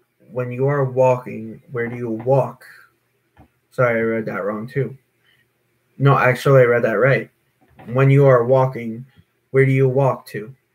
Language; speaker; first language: English; native; English